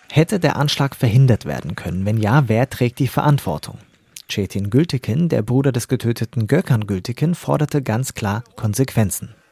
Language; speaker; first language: German; native; German